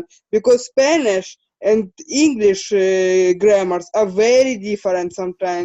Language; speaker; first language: English; non-native, fluent; Russian